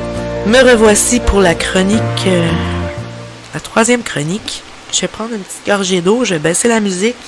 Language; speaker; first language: French; native; French